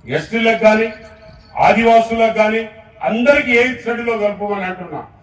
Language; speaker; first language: Telugu; non-native, local second language; Lambadi